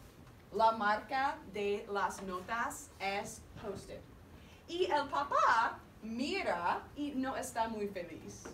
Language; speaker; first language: Spanish; non-native, fluent; English